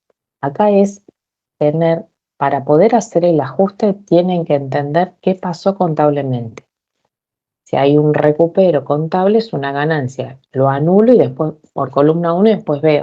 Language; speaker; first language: Spanish; native; Spanish